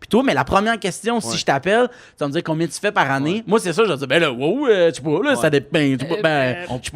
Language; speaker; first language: French; native; French